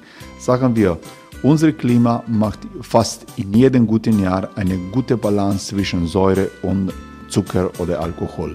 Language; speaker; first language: German; non-native, learner; Croatian